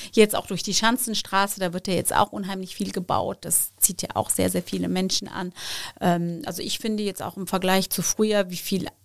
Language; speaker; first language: German; early bilingual, other home language; Turkish